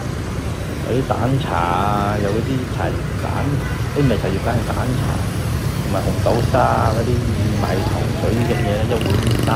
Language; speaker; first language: Chinese; early bilingual, heritage; Cantonese